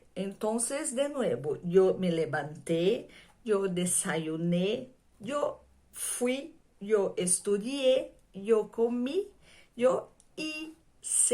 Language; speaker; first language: Spanish; non-native, fluent; Portuguese